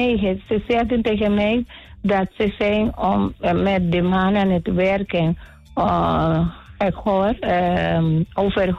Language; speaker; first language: Dutch; non-native, learner; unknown